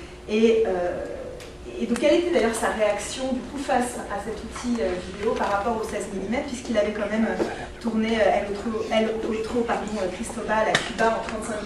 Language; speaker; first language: French; native; French